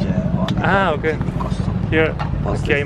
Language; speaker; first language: Spanish; non-native, fluent; Italian